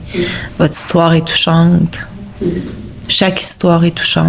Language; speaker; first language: French; native; French